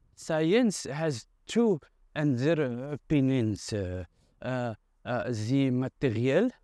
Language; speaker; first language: English; non-native, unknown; Arabic